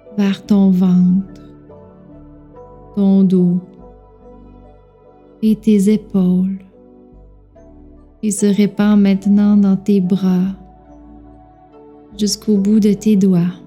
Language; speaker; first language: French; native; French